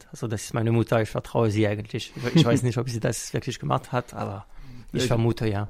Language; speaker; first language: German; non-native, fluent; French